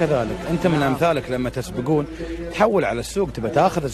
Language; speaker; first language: Arabic; native; Arabic